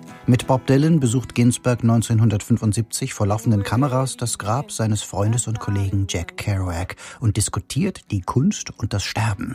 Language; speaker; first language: German; native; German